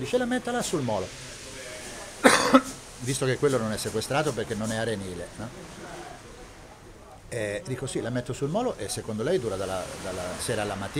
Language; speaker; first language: Italian; native; Italian